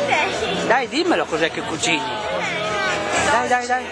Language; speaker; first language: Italian; native; Italian